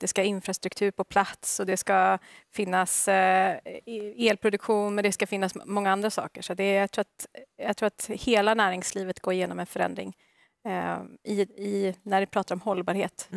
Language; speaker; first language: Swedish; native; Swedish